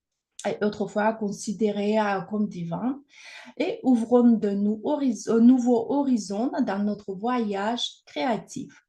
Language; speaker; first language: French; non-native, fluent; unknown